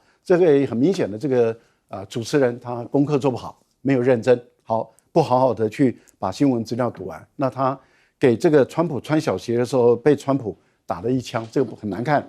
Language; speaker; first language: Chinese; native; Chinese